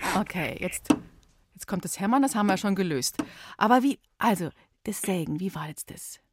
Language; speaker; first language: German; native; German